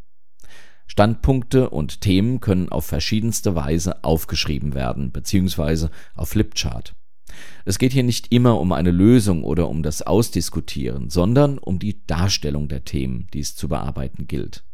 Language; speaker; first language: German; native; German